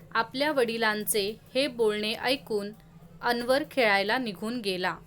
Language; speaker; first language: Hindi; non-native, local second language; Marathi